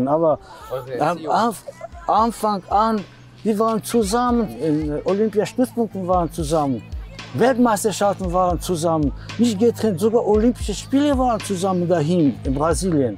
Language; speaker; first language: German; non-native, learner; Armenian